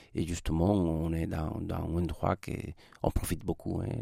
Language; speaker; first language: French; non-native, fluent; Spanish